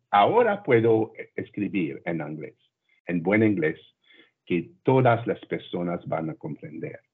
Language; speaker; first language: Spanish; non-native, learner; French